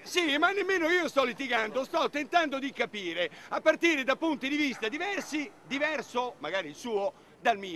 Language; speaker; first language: Italian; native; Italian